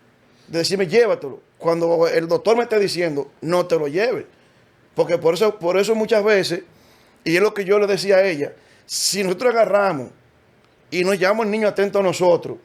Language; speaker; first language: Spanish; native; Spanish